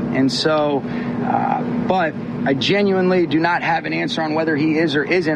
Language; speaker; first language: English; native; English